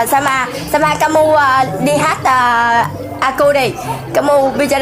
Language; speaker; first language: Indonesian; non-native, learner; Vietnamese